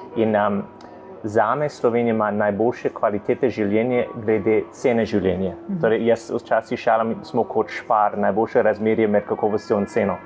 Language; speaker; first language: Slovenian; non-native, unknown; English